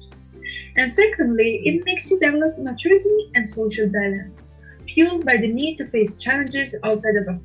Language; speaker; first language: English; non-native, fluent; Italian